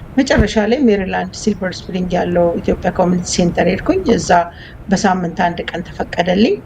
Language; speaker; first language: Amharic; native; Amharic